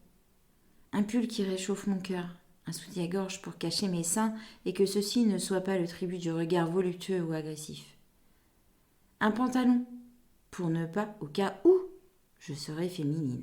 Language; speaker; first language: French; native; French